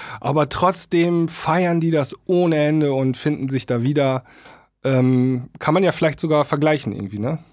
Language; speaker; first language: German; native; German